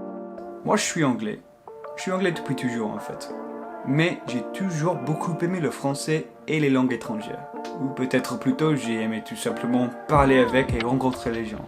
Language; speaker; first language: French; non-native, fluent; English